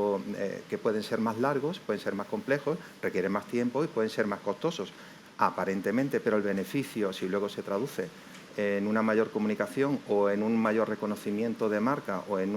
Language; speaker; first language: Spanish; native; Spanish